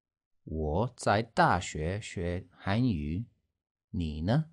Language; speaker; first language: Chinese; non-native, learner; English